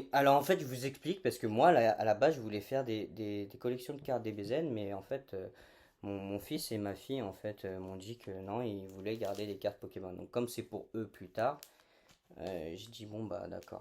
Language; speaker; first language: French; native; French